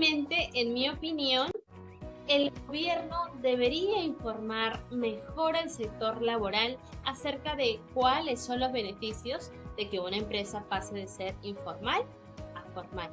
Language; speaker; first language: Spanish; native; Spanish